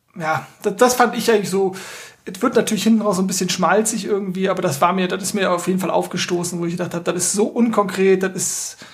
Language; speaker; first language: German; native; German